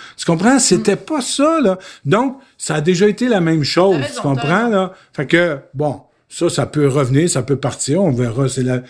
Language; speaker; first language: French; native; French